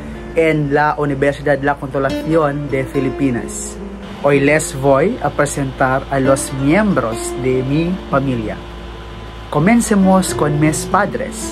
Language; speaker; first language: Spanish; non-native, learner; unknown